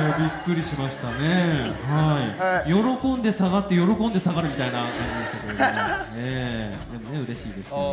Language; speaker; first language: Japanese; native; Japanese